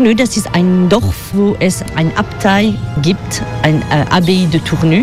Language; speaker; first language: German; non-native, fluent; French